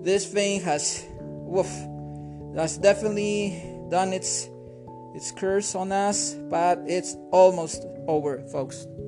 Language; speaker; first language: English; non-native, fluent; Spanish